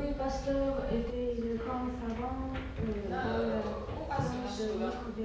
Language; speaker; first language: French; non-native, learner; Russian